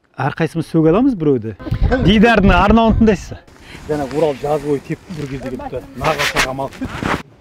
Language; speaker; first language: Kazakh; native; Kazakh